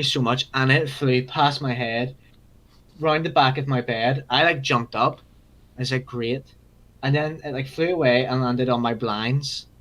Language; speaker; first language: English; native; English